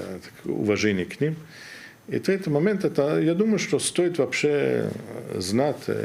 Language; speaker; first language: Russian; non-native, fluent; German